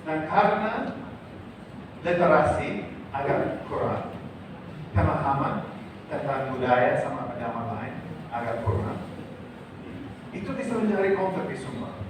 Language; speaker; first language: Indonesian; non-native, fluent; English